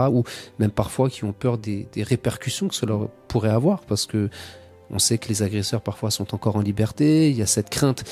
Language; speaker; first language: French; native; French